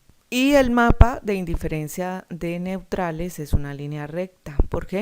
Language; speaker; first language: Spanish; native; Spanish